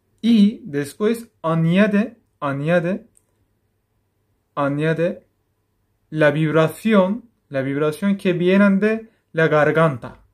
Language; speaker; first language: Spanish; non-native, fluent; Turkish